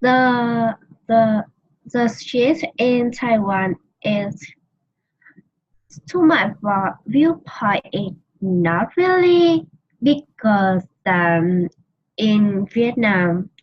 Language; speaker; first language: English; non-native, learner; Vietnamese